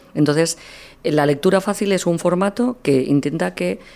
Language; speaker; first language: Spanish; native; Spanish